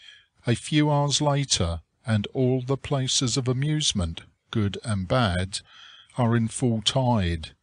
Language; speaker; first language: English; native; English